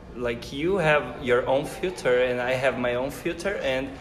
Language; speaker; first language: English; non-native, fluent; Portuguese